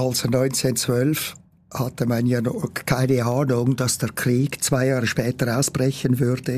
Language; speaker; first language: German; native; German